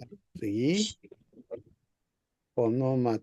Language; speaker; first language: Japanese; non-native, fluent; Indonesian